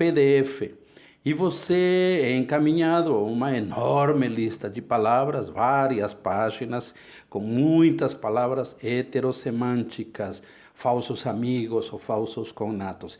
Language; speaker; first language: Portuguese; non-native, fluent; Spanish